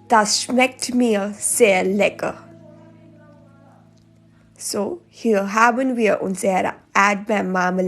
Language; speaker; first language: German; non-native, learner; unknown